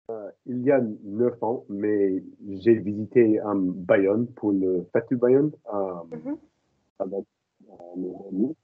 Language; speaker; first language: French; non-native, learner; English